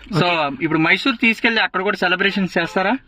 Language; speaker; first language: Telugu; native; Telugu